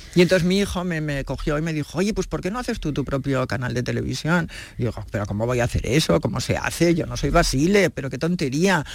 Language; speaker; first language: Spanish; native; Spanish